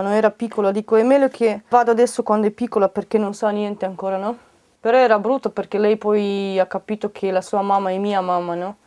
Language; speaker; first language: Italian; non-native, fluent; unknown